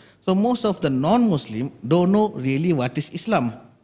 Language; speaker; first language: English; non-native, local second language; Malay